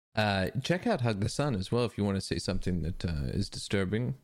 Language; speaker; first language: English; native; English